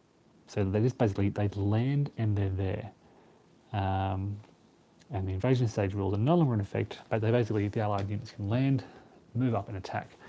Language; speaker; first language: English; native; English